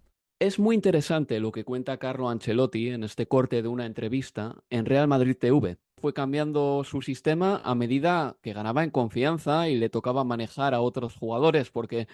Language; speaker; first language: Spanish; native; Spanish